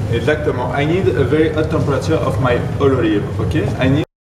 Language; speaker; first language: English; non-native, learner; French